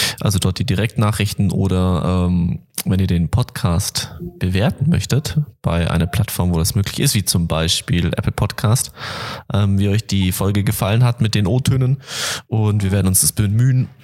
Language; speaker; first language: German; native; German